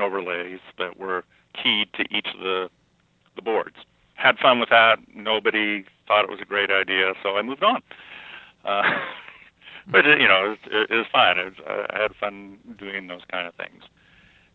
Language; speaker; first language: English; native; English